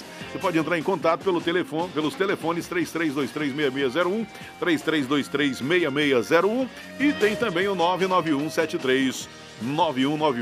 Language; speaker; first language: Portuguese; native; Portuguese